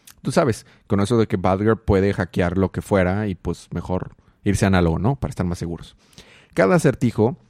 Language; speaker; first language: Spanish; native; Spanish